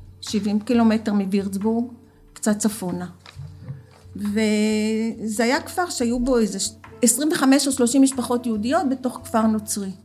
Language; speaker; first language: Hebrew; early bilingual, other home language; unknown